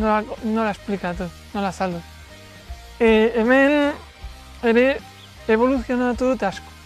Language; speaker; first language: Basque; non-native, learner; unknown